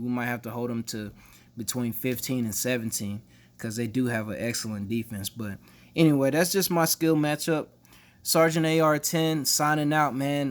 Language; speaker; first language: English; native; English